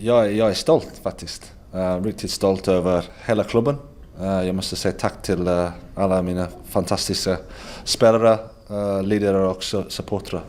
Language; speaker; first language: Swedish; non-native, fluent; English